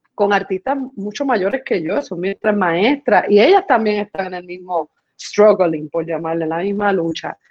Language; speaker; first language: Spanish; early bilingual, other home language; English